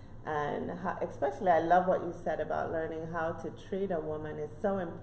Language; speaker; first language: English; native; English